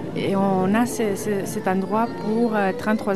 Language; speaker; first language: French; non-native, fluent; Romanian